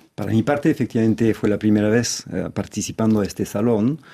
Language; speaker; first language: Spanish; non-native, fluent; French